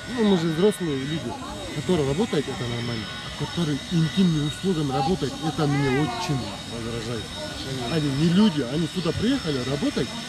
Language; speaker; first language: Russian; non-native, local second language; Kazakh